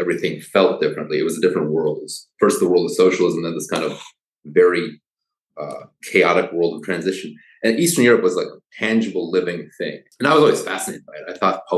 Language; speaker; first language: English; early bilingual, other home language; Polish